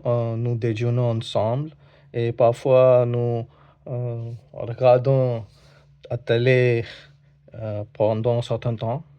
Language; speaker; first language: French; non-native, learner; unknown